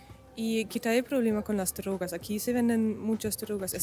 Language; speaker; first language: Spanish; non-native, fluent; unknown